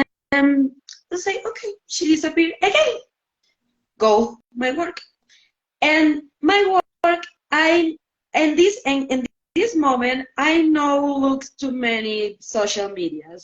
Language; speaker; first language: English; non-native, learner; Spanish